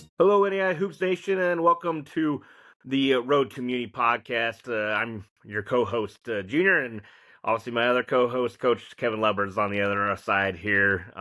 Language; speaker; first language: English; native; English